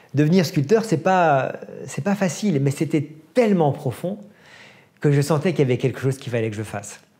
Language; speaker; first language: French; native; French